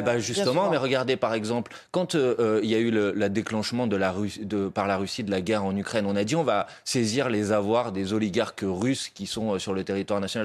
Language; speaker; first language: French; native; French